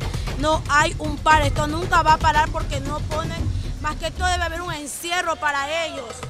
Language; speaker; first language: Spanish; native; Spanish